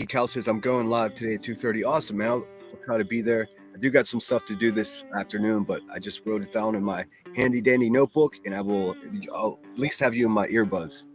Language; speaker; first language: English; native; English